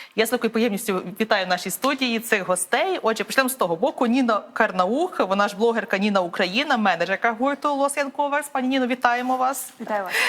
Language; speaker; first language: Ukrainian; native; Ukrainian